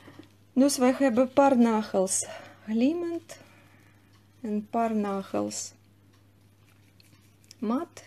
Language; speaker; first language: Dutch; non-native, fluent; Russian